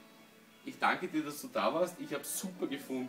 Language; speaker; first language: German; native; German